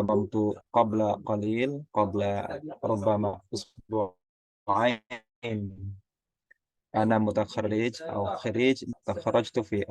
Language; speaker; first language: Arabic; non-native, fluent; Indonesian